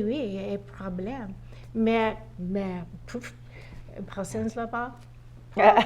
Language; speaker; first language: French; non-native, learner; English